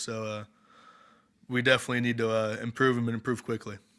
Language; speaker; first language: English; native; English